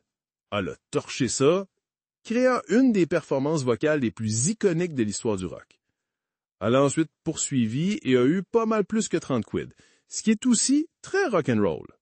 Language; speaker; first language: French; native; French